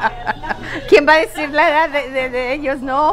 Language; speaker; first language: Spanish; early bilingual, other home language; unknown